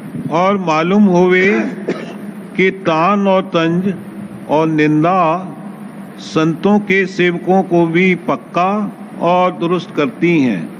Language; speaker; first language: Hindi; native; Hindi